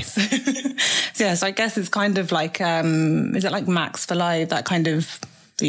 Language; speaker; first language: English; native; English